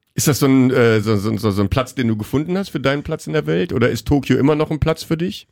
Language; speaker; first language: German; native; German